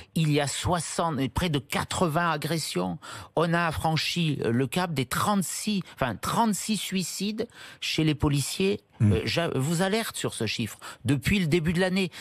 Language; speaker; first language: French; native; French